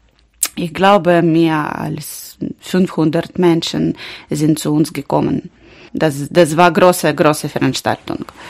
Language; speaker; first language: German; non-native, learner; Ukrainian